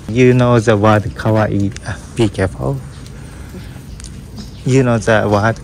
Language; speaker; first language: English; non-native, learner; Japanese